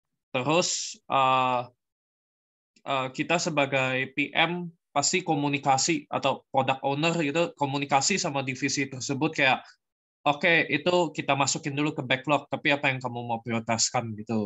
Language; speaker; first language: Indonesian; native; Indonesian